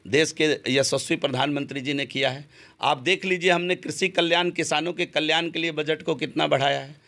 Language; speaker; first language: Hindi; native; Hindi